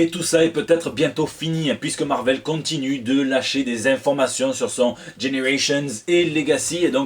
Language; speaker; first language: French; native; French